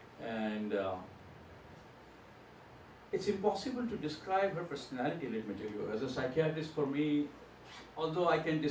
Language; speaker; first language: English; non-native, local second language; Gujarati